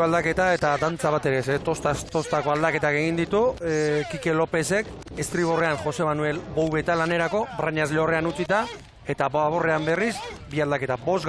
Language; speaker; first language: Basque; native; Basque